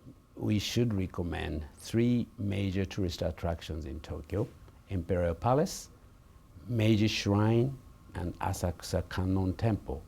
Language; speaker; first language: English; non-native, fluent; Japanese